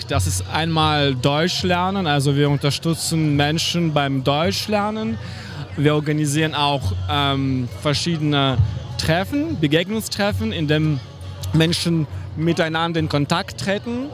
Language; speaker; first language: German; non-native, fluent; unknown